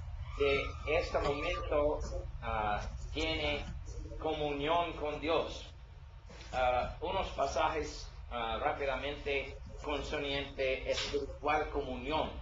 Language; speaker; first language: Spanish; non-native, learner; English